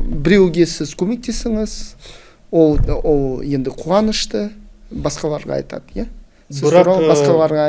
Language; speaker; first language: Kazakh; non-native, local second language; Russian